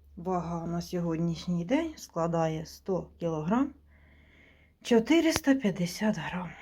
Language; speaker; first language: Ukrainian; non-native, local second language; Russian